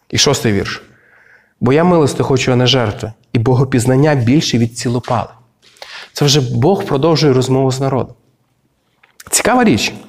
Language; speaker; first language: Ukrainian; native; Ukrainian